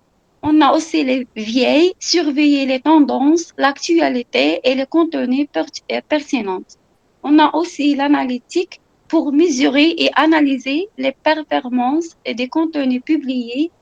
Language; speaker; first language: French; non-native, local second language; Arabic